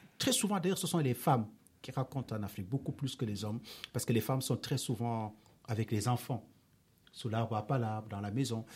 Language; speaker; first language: French; non-native, local second language; Wolof